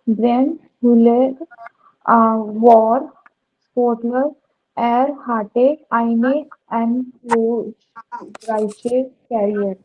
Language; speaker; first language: German; non-native, learner; Hindi